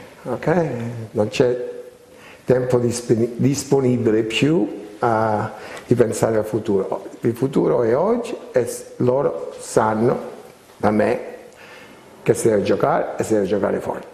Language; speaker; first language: Italian; early bilingual, heritage; Italian